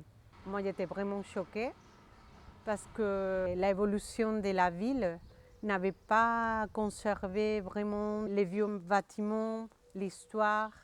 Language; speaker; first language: French; non-native, fluent; Spanish